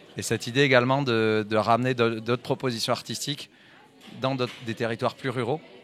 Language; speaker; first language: French; native; French